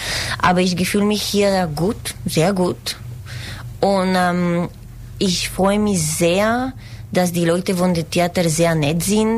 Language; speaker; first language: German; non-native, learner; Spanish